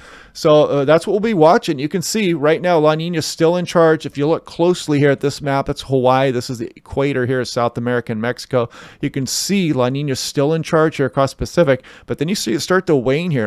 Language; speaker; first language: English; native; English